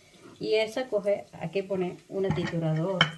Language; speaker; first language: Spanish; non-native, learner; Malayalam